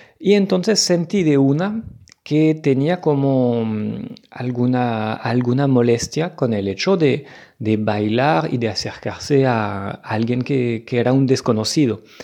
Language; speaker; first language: Spanish; non-native, fluent; French